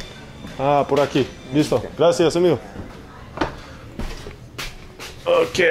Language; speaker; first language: Spanish; non-native, learner; English